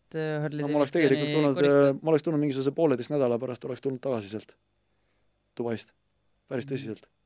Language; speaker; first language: Estonian; native; Estonian